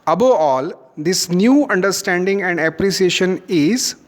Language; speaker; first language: English; non-native, local second language; Marathi